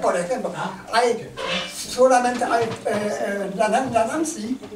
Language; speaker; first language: Spanish; non-native, learner; German